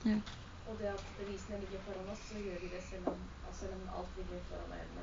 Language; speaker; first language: Norwegian; early bilingual, other home language; Urdu